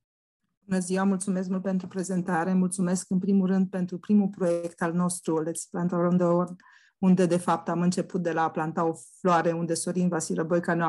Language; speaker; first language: Romanian; native; Romanian